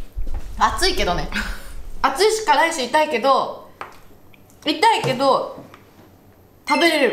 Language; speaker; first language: Japanese; native; Japanese